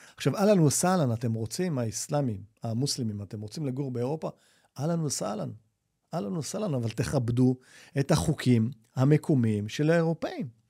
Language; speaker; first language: Hebrew; native; Hebrew